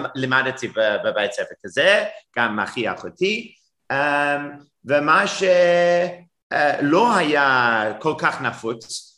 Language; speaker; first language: Hebrew; non-native, fluent; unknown